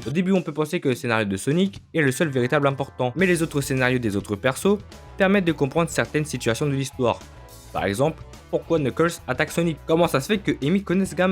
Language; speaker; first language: French; native; French